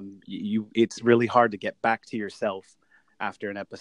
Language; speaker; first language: English; native; English